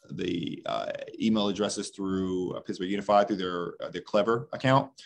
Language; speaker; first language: English; native; English